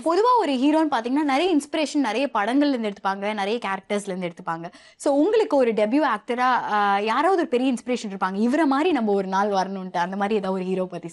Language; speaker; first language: Tamil; native; Tamil